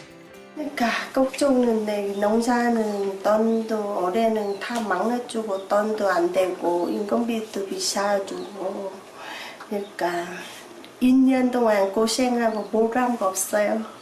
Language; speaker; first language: Korean; non-native, learner; Vietnamese